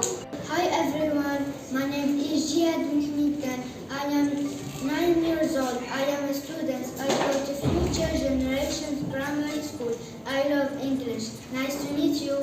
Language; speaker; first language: English; non-native, learner; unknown